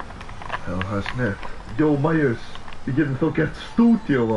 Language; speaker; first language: Icelandic; early bilingual, heritage; Icelandic